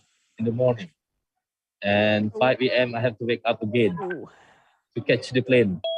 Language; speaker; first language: English; non-native, learner; Indonesian